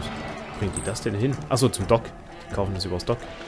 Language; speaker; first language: German; native; German